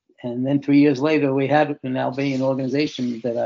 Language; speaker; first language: English; native; English